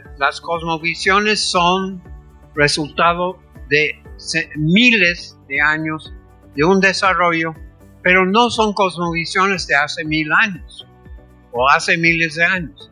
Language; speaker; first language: Spanish; non-native, fluent; English